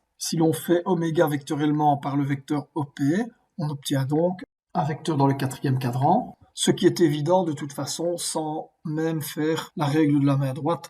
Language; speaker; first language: French; native; French